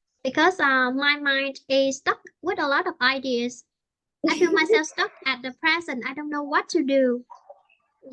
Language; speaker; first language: English; non-native, fluent; Vietnamese